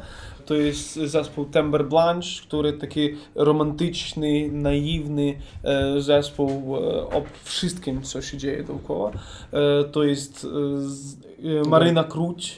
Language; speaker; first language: Polish; non-native, learner; Ukrainian